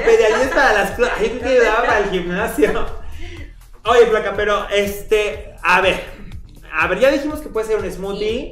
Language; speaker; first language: Spanish; native; Spanish